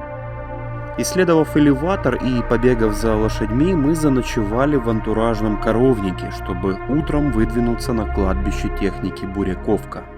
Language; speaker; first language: Russian; native; Russian